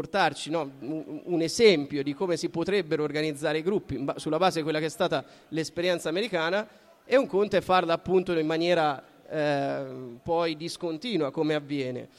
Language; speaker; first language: Italian; native; Italian